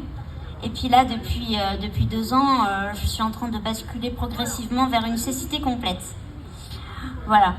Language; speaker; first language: French; native; French